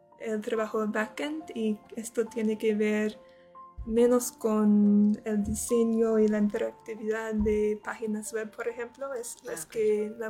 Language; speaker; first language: Spanish; non-native, learner; English